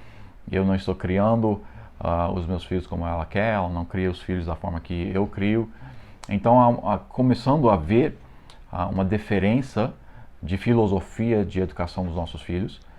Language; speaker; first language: Portuguese; non-native, fluent; English